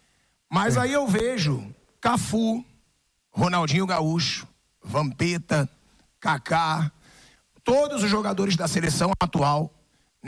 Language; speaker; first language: Portuguese; native; Portuguese